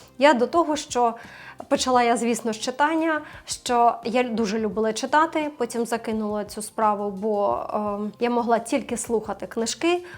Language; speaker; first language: Ukrainian; non-native, local second language; Russian